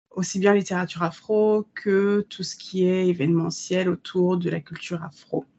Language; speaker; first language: French; native; French